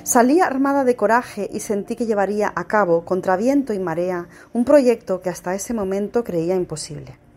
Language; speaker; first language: Spanish; non-native, local second language; Catalan